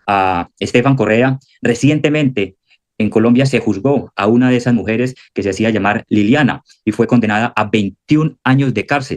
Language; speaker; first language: Spanish; native; Spanish